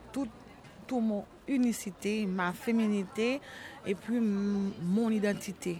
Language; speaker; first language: French; non-native, local second language; Haitian Creole